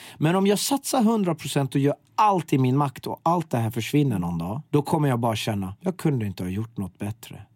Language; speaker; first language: Swedish; early bilingual, other home language; Persian